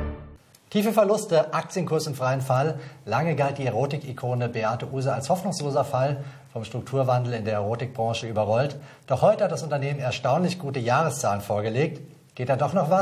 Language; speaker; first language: German; native; German